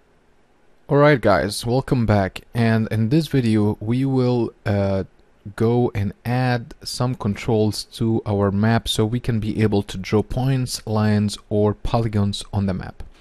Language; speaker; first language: English; non-native, fluent; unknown